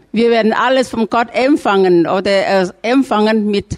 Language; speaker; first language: German; non-native, learner; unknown